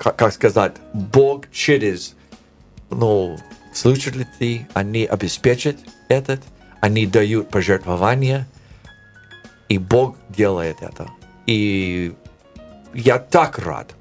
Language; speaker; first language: Russian; non-native, learner; English